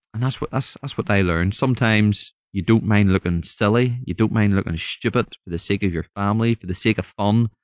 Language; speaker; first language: English; native; English